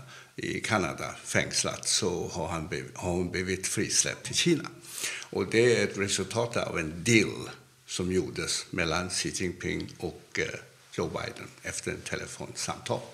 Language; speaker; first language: Swedish; non-native, fluent; Cantonese